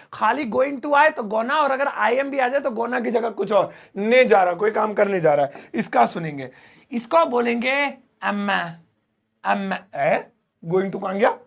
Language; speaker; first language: Hindi; native; Hindi